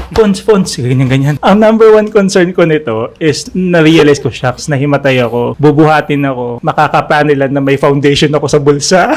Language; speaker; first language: Filipino; native; Filipino